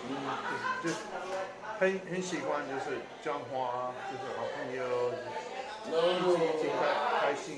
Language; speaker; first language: Chinese; non-native, learner; English